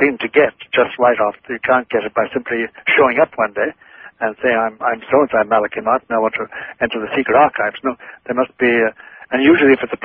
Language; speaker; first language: English; non-native, local second language; Irish